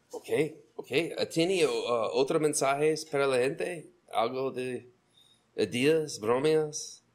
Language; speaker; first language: Spanish; non-native, learner; English